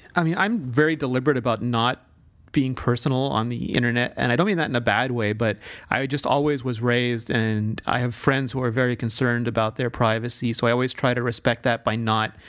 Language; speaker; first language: English; native; English